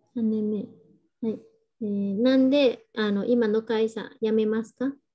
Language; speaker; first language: Japanese; non-native, fluent; Vietnamese